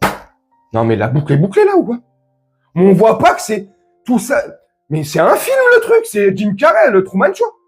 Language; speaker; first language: French; native; French